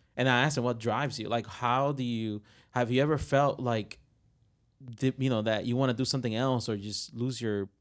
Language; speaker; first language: English; non-native, fluent; Spanish